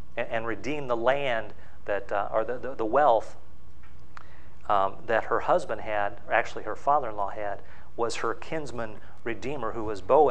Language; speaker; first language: English; native; English